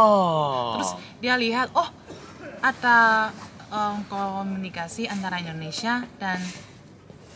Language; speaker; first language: Indonesian; non-native, fluent; Chinese